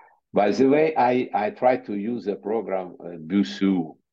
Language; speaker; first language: English; non-native, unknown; Ukrainian